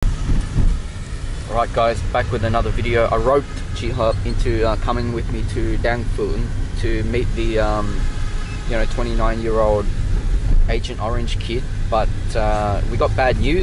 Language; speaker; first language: English; native; English